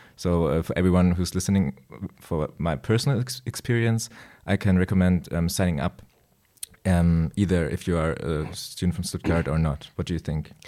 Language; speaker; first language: English; non-native, fluent; German